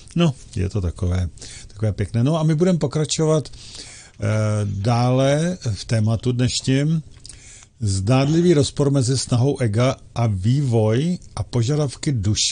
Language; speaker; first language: Czech; native; Czech